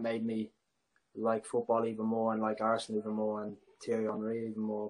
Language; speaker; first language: English; native; English